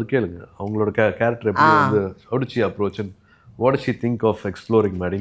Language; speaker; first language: Tamil; native; Tamil